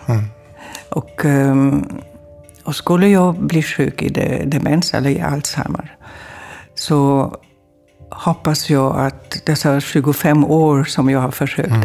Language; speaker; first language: Swedish; non-native, fluent; German